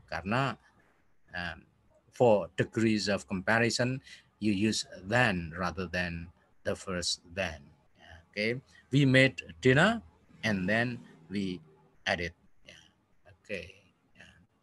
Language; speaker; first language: English; non-native, fluent; Indonesian